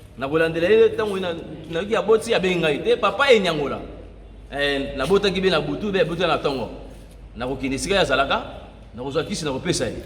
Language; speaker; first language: Lingala; non-native, local second language; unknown